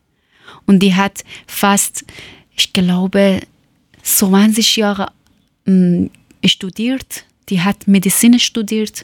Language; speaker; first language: German; non-native, learner; Persian